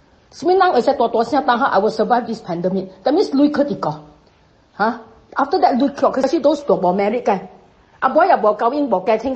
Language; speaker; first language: English; non-native, local second language; Min Nan Chinese